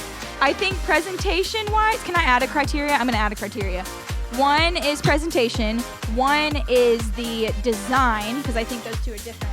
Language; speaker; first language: English; native; English